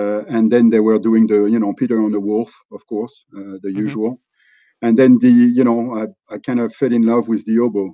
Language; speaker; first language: English; non-native, fluent; French